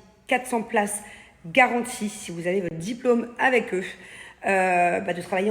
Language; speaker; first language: French; native; French